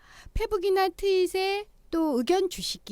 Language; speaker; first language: Korean; native; Korean